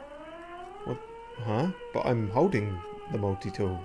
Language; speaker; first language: English; native; English